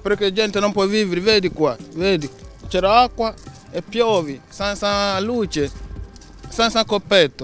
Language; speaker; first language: Italian; non-native, learner; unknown